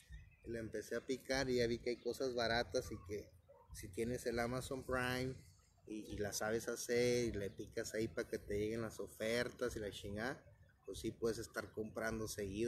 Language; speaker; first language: Spanish; native; Spanish